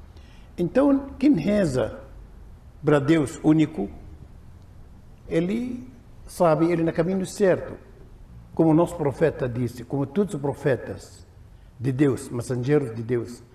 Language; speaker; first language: Portuguese; non-native, learner; Arabic